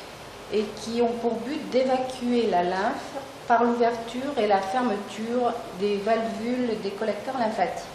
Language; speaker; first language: French; native; French